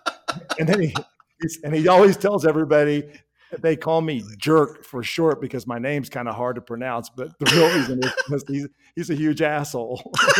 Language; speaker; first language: English; native; English